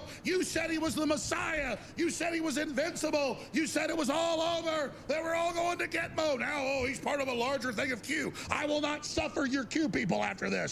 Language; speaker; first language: English; native; English